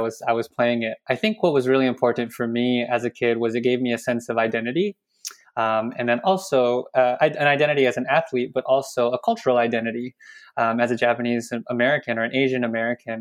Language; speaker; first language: English; native; English